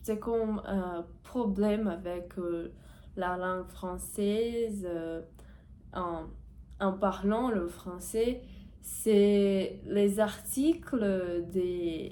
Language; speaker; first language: French; non-native, learner; Portuguese